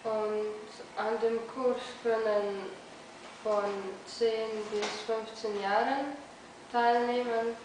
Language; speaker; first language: German; non-native, learner; Slovenian